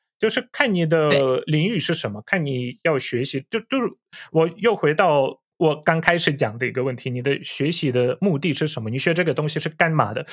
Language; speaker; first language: Chinese; non-native, fluent; Polish